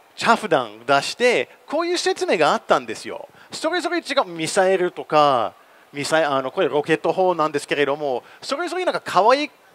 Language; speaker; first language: Japanese; non-native, fluent; English